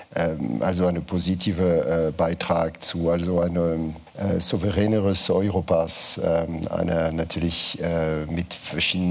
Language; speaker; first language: German; non-native, fluent; French